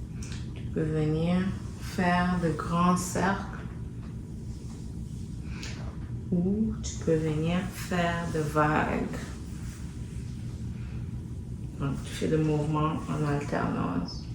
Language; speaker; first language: French; native; French